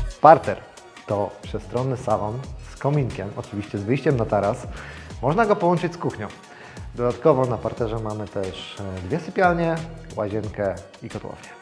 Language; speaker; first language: Polish; native; Polish